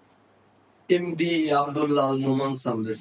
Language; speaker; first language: Japanese; non-native, fluent; Bangla